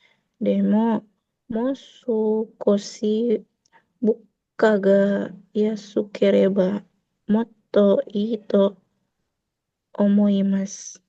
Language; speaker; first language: Japanese; non-native, learner; Indonesian